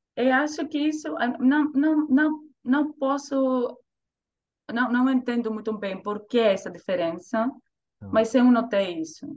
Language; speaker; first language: Portuguese; non-native, fluent; Greek